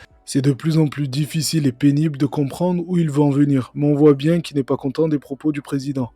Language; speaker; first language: French; native; French